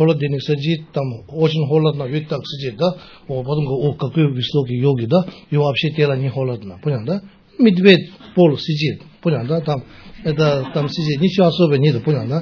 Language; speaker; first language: Russian; non-native, learner; Tibetan